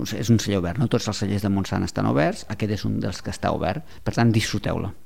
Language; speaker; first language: Catalan; native; Catalan